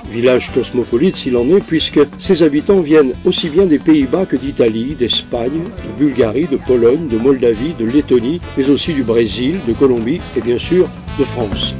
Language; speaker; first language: French; native; French